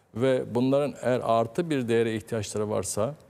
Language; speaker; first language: Turkish; native; Turkish